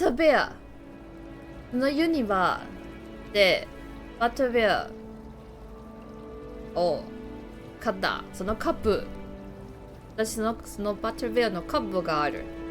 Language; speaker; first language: Japanese; non-native, learner; Chinese